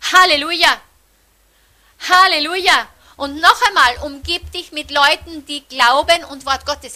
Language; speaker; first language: German; native; German